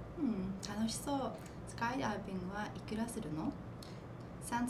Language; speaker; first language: Japanese; non-native, fluent; English